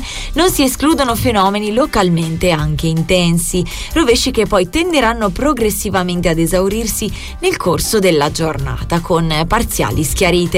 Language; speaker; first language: Italian; native; Italian